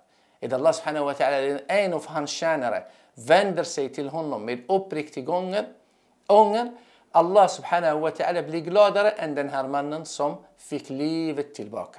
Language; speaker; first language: Swedish; non-native, fluent; Arabic